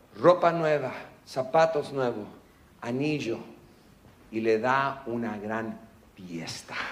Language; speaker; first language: Spanish; non-native, local second language; English